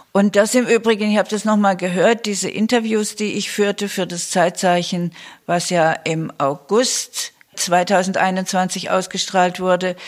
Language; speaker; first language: German; native; German